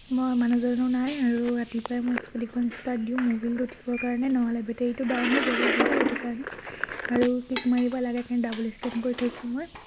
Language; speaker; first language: Assamese; native; Assamese